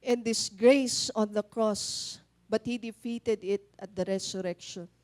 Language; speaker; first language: English; non-native, local second language; Filipino